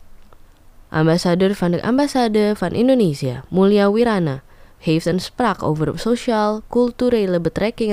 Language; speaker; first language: Dutch; non-native, fluent; Indonesian